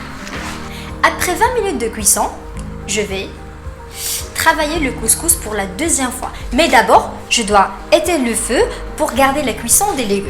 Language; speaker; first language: French; non-native, local second language; Arabic